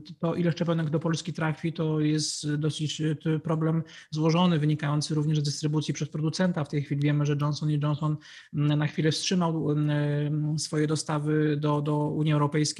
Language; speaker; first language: Polish; native; Polish